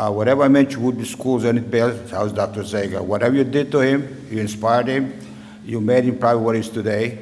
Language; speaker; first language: English; non-native, learner; Serbian